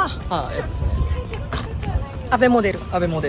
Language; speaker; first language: Japanese; native; Japanese